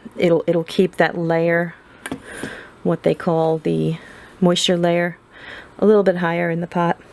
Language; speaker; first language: English; native; English